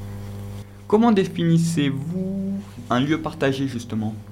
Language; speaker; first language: French; native; French